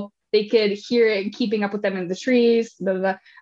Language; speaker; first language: English; native; English